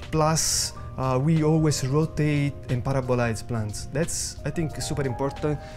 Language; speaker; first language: English; non-native, learner; Italian